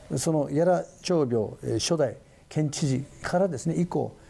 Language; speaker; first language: Japanese; native; Japanese